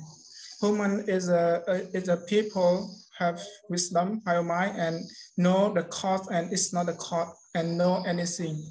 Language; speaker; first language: English; non-native, learner; Khmer